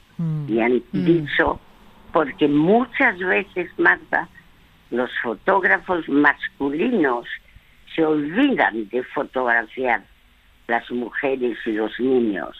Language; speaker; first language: Spanish; early bilingual, other home language; French